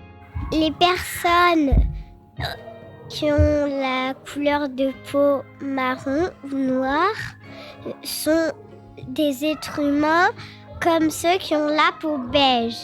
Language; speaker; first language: French; early bilingual, other home language; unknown